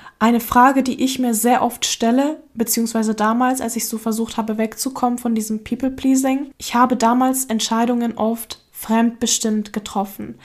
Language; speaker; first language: German; early bilingual, other home language; Russian